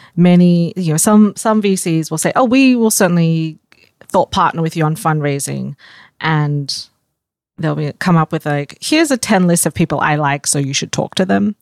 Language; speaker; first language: English; native; English